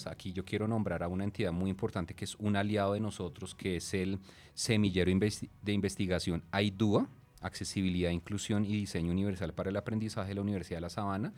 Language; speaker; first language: Spanish; native; Spanish